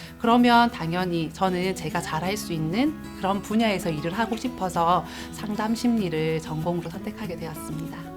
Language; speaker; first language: Korean; native; Korean